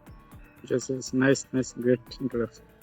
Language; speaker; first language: English; non-native, learner; Santali